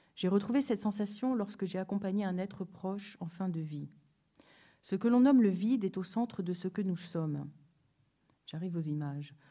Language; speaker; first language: French; native; French